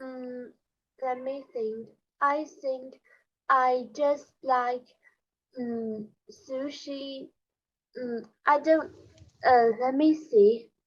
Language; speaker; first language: English; non-native, learner; Chinese